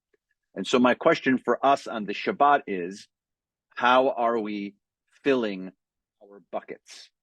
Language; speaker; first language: English; native; English